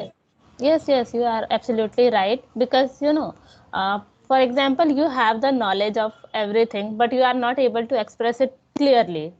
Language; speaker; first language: English; non-native, local second language; Hindi